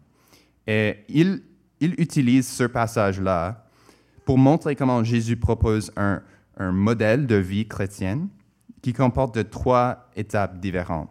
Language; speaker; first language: French; non-native, local second language; English